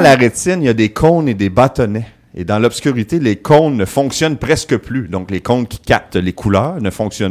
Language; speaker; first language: French; native; French